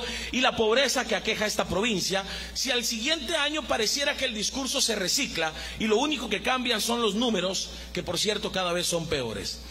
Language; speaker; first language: Spanish; native; Spanish